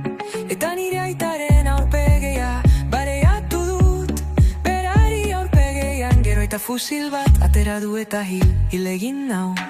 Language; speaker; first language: Basque; non-native, local second language; Spanish